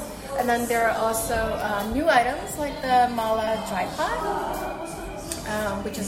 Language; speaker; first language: English; early bilingual, other home language; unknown